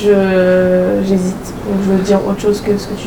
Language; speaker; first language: French; native; French